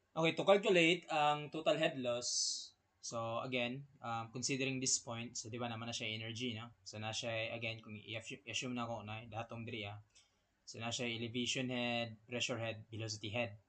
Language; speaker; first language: Cebuano; native; Cebuano